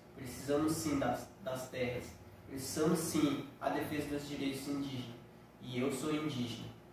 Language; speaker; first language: Portuguese; non-native, local second language; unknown